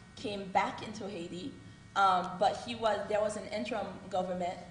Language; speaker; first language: English; early bilingual, other home language; Haitian Creole